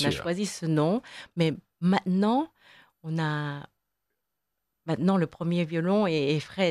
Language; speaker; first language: French; non-native, fluent; Korean